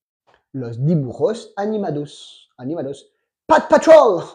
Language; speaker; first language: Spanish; non-native, fluent; French